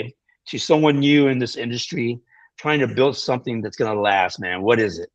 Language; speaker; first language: English; native; English